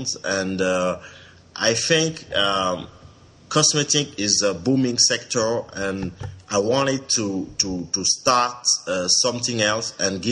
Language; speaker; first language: English; non-native, local second language; French